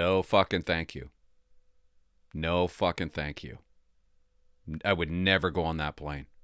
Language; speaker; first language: English; native; English